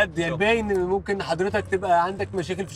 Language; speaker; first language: Arabic; native; Arabic